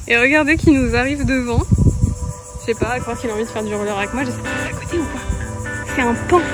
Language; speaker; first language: French; native; French